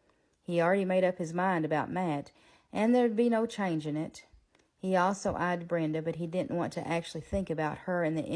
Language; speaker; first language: English; native; English